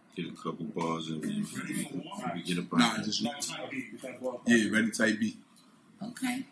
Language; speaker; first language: English; native; English